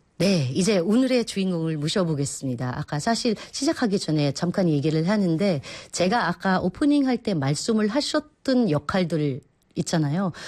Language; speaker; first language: Korean; non-native, fluent; Filipino